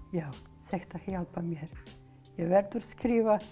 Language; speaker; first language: Icelandic; non-native, learner; Serbian